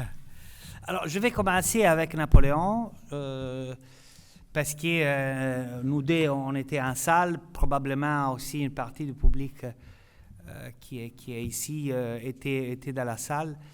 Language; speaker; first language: French; non-native, fluent; Italian